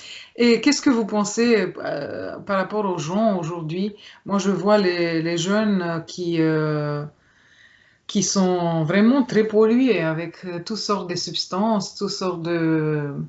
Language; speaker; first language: French; non-native, fluent; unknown